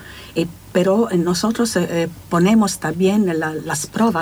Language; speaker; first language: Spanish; non-native, learner; Italian